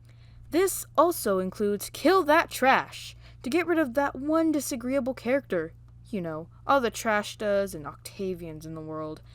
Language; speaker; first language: English; non-native, fluent; Malagasy